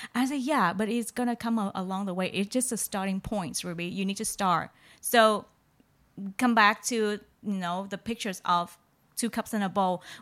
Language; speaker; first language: English; non-native, fluent; Vietnamese